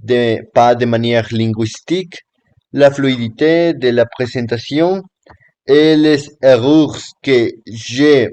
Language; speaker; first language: French; non-native, learner; Spanish